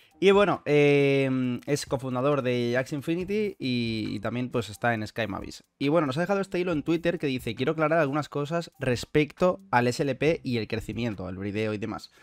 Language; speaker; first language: Spanish; native; Spanish